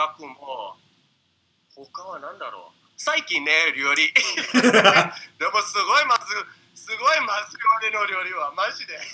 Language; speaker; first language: Japanese; non-native, fluent; English